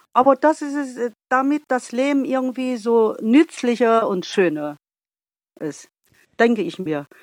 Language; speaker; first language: German; non-native, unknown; Vietnamese